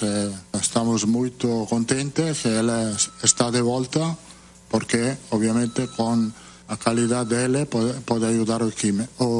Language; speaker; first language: Portuguese; non-native, fluent; Italian